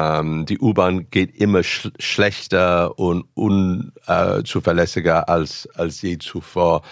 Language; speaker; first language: German; non-native, fluent; English